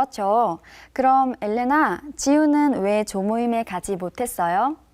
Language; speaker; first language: Korean; native; Korean